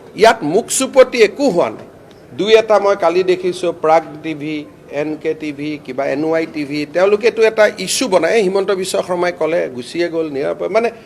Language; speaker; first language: Assamese; native; Assamese